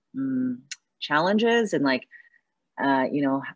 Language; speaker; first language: English; early bilingual, other home language; Chinese